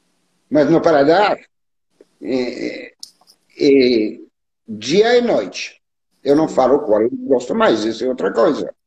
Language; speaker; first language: Portuguese; non-native, learner; French